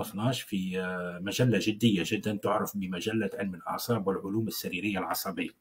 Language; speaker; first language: Arabic; native; Arabic